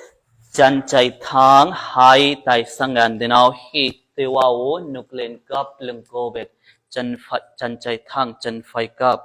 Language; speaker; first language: Vietnamese; non-native, learner; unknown